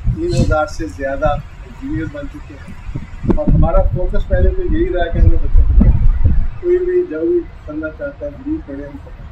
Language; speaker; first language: Urdu; native; Urdu